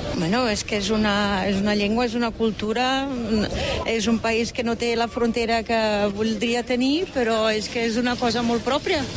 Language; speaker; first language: Catalan; non-native, fluent; German